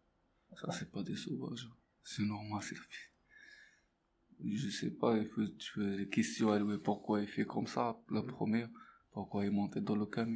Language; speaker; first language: French; non-native, learner; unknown